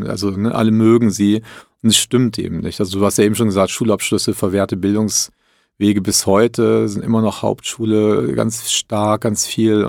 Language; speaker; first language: German; early bilingual, other home language; Italian